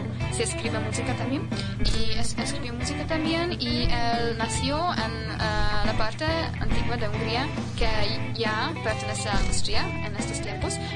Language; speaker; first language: Spanish; non-native, fluent; Hungarian